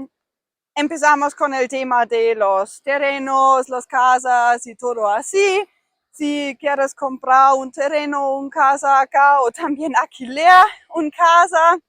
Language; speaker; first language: Spanish; non-native, fluent; German